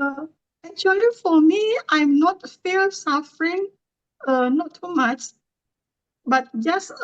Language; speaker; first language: English; non-native, learner; Thai